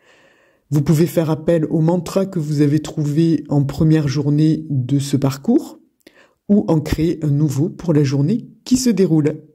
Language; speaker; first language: French; native; French